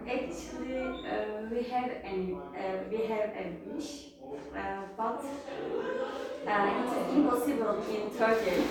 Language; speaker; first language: English; non-native, learner; Turkish